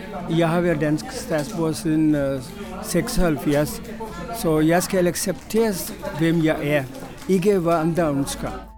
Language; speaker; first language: Danish; non-native, fluent; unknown